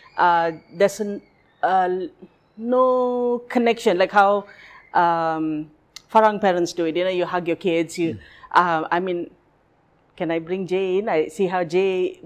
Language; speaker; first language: English; non-native, local second language; Tamil